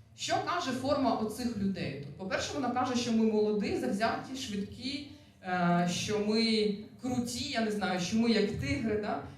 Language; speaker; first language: Ukrainian; non-native, local second language; Russian